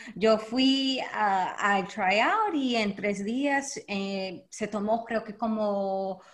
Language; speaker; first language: Spanish; early bilingual, heritage; Spanish